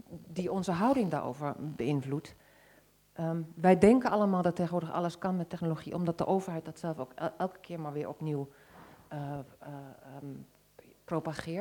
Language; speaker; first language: Dutch; native; Dutch